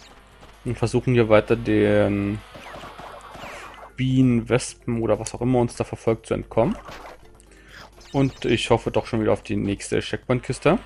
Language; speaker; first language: German; native; German